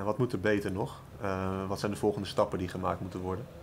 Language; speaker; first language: Dutch; native; Dutch